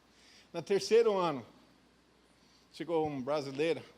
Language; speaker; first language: Portuguese; non-native, fluent; English